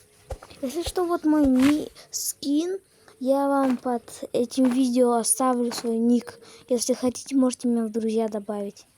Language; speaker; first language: Russian; native; Russian